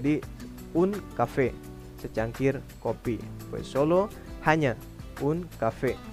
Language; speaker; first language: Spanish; non-native, fluent; Indonesian